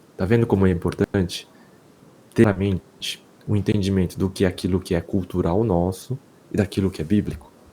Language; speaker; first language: Portuguese; non-native, fluent; Korean